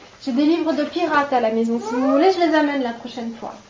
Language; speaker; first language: French; native; French